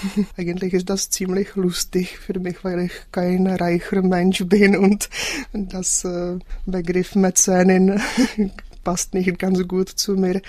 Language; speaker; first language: German; non-native, fluent; Czech